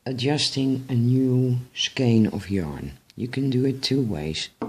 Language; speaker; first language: English; non-native, fluent; Dutch